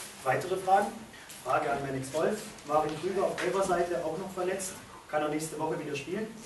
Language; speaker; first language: German; native; German